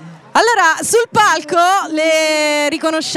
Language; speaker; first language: Italian; native; Italian